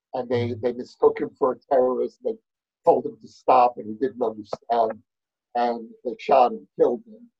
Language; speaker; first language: English; native; English